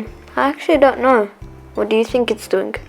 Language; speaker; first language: English; early bilingual, other home language; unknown